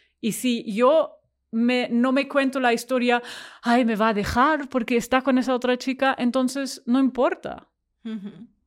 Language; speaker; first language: Spanish; non-native, fluent; German